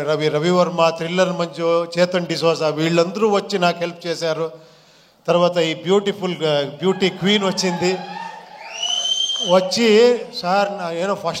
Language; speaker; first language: Telugu; non-native, fluent; Kannada